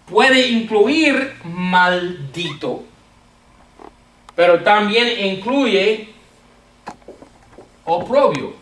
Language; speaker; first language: Spanish; non-native, fluent; English